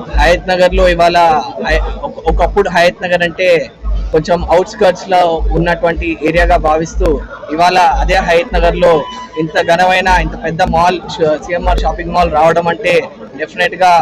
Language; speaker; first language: Telugu; native; Telugu